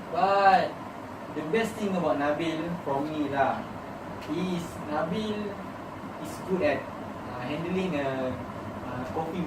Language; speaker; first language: English; non-native, learner; Malay